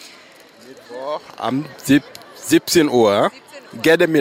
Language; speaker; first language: German; non-native, learner; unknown